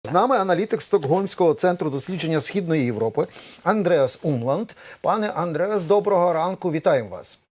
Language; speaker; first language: Ukrainian; native; Ukrainian